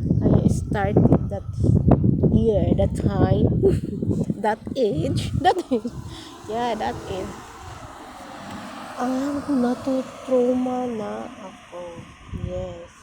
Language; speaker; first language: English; non-native, local second language; Filipino